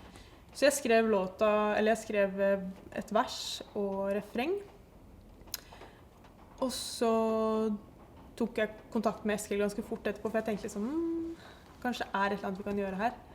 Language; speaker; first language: Norwegian; native; Norwegian